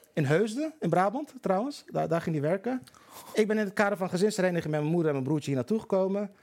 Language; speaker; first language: Dutch; early bilingual, other home language; Turkish